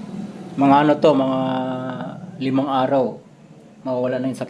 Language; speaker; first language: Filipino; native; Filipino